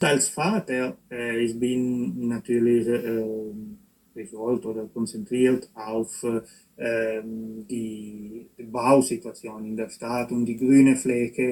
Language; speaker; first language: German; non-native, fluent; Italian